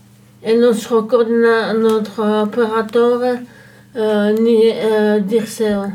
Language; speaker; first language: Italian; non-native, fluent; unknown